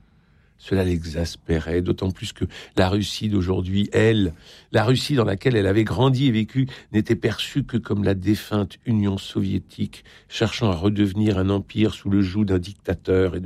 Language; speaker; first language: French; native; French